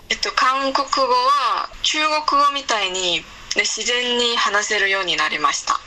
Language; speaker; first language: Japanese; non-native, fluent; Korean